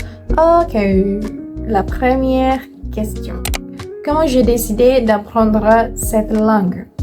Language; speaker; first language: French; non-native, learner; Indonesian